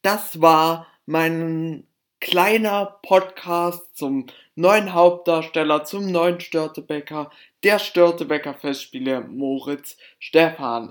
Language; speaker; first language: German; native; German